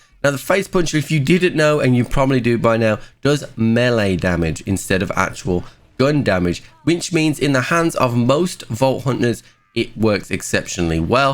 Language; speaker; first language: English; native; English